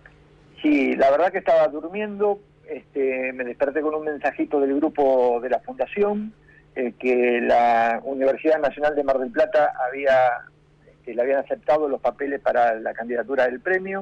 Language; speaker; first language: Spanish; native; Spanish